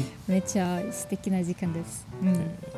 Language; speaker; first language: Japanese; non-native, learner; German